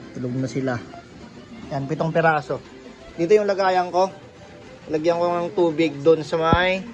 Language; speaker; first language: Filipino; non-native, local second language; Iloko